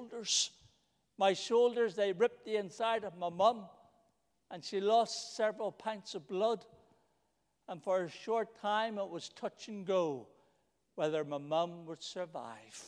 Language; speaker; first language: English; native; English